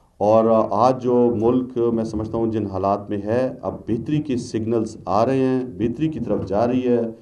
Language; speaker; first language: Urdu; non-native, local second language; Pashto